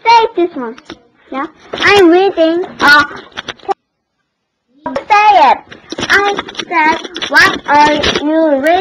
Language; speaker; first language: English; non-native, learner; Korean